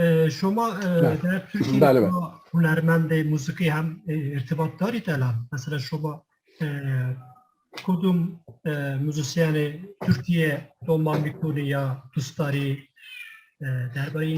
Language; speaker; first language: Persian; non-native, fluent; Kurdish